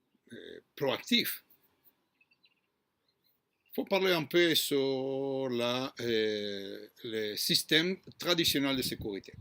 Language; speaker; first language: French; non-native, fluent; Hebrew